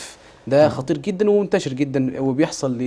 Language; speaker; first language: Arabic; native; Arabic